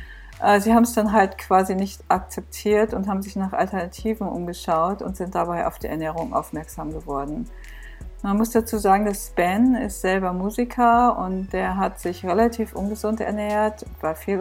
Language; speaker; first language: German; native; German